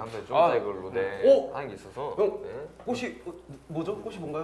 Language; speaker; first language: Korean; native; Korean